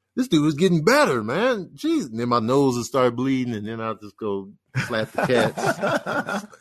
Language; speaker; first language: English; native; English